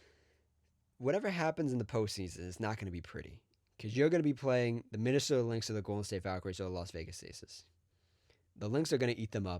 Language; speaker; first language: English; native; English